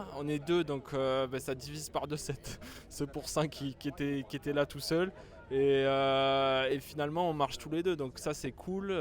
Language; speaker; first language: French; native; French